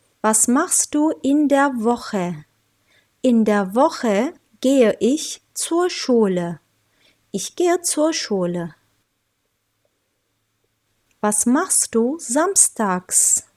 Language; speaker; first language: German; non-native, fluent; Turkish